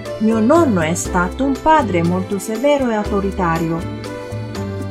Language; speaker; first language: Italian; non-native, fluent; Chinese